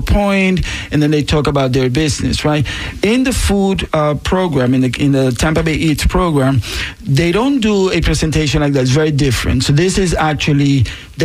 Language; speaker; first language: English; non-native, fluent; Spanish